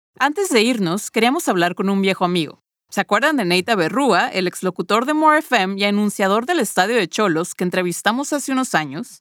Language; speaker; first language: Spanish; native; Spanish